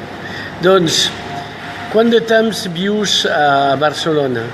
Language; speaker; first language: Catalan; non-native, fluent; French